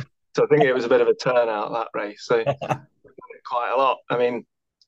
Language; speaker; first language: English; native; English